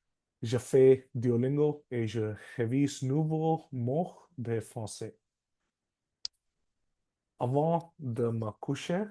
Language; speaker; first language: French; non-native, learner; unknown